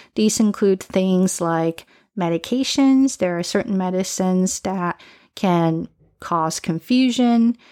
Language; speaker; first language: English; early bilingual, other home language; Chinese